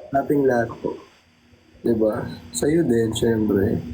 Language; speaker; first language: Filipino; native; Filipino